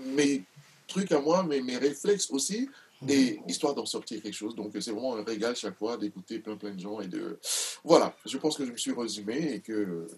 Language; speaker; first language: French; non-native, local second language; Duala